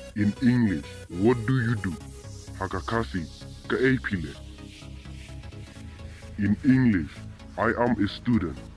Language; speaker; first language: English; non-native, local second language; Khasi